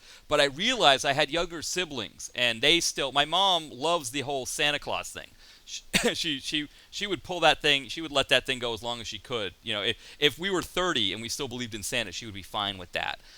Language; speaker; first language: English; native; English